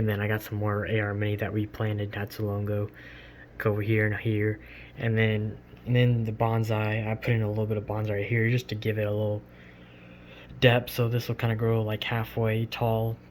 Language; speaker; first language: English; native; English